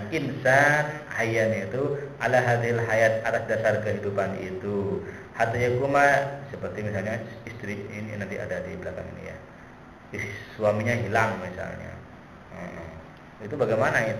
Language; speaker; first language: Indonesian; native; Indonesian